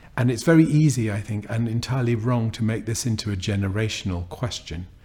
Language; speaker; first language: English; native; English